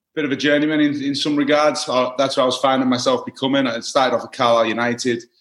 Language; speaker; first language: English; native; English